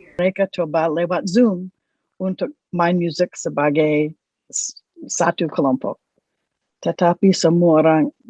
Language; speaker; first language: Indonesian; non-native, fluent; English